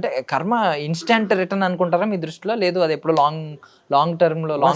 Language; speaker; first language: Telugu; native; Telugu